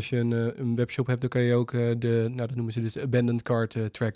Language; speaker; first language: Dutch; native; Dutch